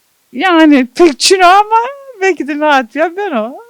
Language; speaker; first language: Turkish; non-native, local second language; Zaza